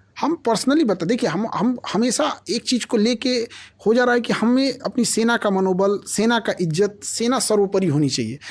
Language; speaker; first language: Hindi; native; Hindi